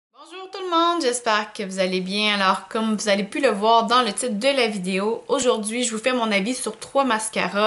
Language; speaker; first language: French; native; French